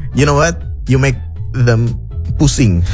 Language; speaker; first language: English; non-native, learner; Indonesian